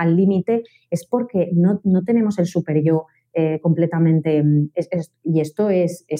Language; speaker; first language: Spanish; native; Spanish